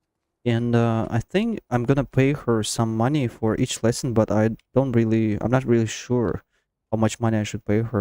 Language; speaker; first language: English; non-native, fluent; Russian